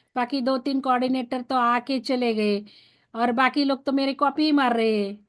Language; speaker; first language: Hindi; non-native, local second language; Marathi